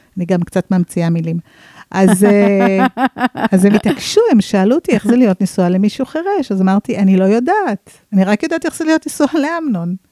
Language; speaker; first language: Hebrew; non-native, fluent; English